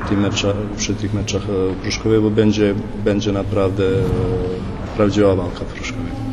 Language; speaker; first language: Polish; non-native, fluent; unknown